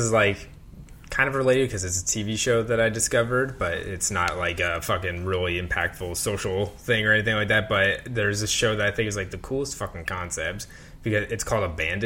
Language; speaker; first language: English; native; English